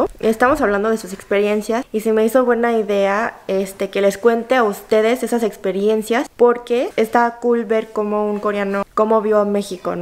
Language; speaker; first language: Spanish; early bilingual, other home language; Korean